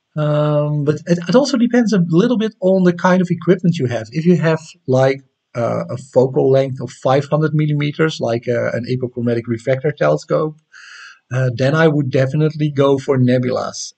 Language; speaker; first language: English; non-native, fluent; Dutch